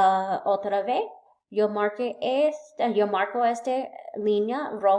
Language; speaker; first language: Spanish; non-native, learner; English